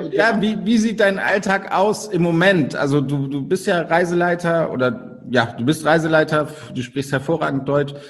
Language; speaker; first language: German; native; German